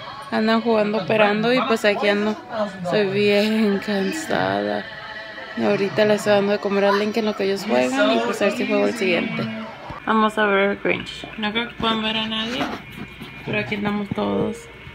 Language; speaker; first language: Spanish; early bilingual, heritage; Spanish